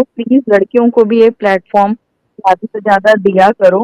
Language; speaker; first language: Hindi; native; Hindi